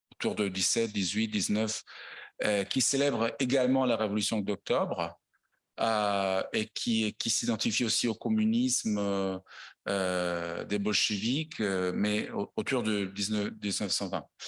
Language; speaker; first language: French; non-native, fluent; Italian